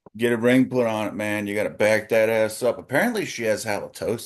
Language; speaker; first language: English; native; English